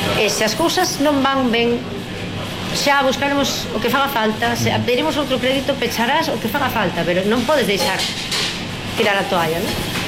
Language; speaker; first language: Galician; native; Galician